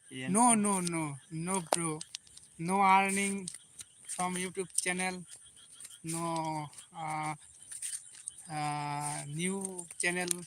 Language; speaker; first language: English; non-native, local second language; Bangla